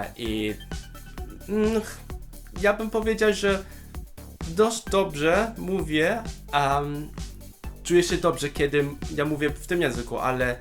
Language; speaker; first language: Polish; non-native, fluent; Cantonese